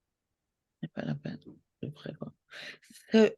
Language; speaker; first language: French; non-native, learner; English